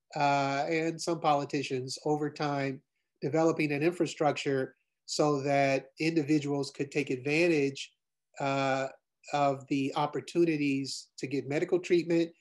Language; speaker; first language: English; native; English